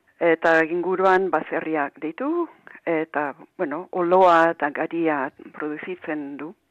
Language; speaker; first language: Basque; non-native, fluent; English